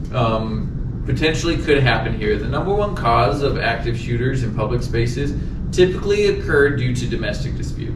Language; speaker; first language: English; native; English